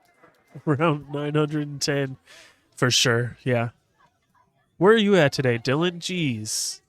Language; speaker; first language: English; native; English